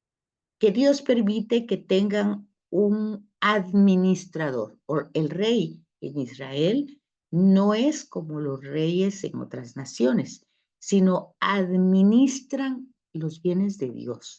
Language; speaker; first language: Spanish; native; Spanish